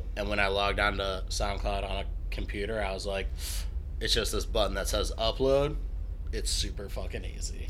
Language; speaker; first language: English; native; English